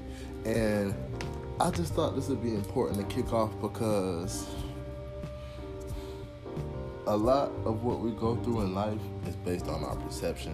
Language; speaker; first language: English; native; English